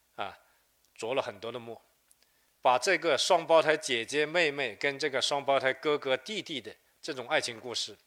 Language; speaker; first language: Chinese; native; Chinese